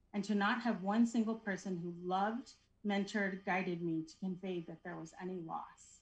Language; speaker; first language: English; native; English